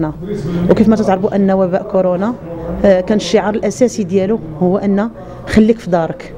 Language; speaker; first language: Arabic; native; Arabic